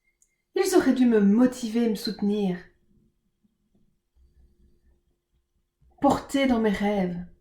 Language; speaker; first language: French; native; French